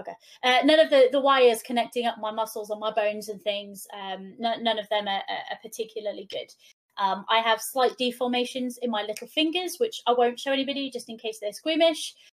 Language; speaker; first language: English; non-native, local second language; Welsh